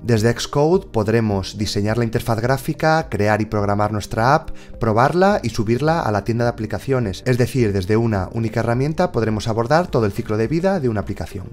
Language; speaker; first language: Spanish; native; Spanish